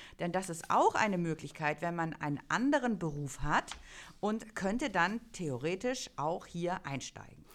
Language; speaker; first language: German; native; German